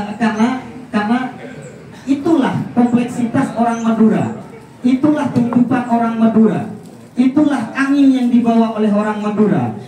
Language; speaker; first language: Indonesian; non-native, local second language; Madurese